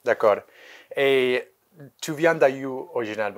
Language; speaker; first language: French; native; French